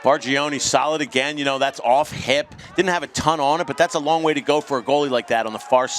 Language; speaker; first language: English; native; English